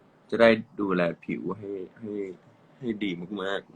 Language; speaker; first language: Thai; non-native, learner; English